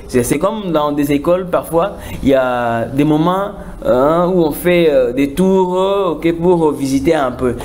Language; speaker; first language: French; non-native, local second language; Lingala